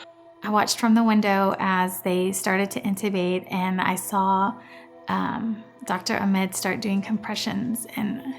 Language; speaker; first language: English; native; English